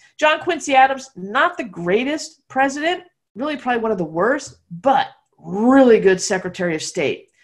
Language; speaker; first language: English; native; English